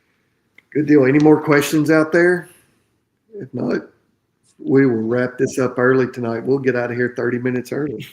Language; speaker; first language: English; native; English